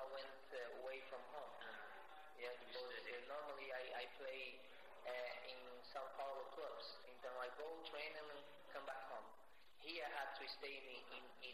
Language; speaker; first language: English; non-native, learner; Portuguese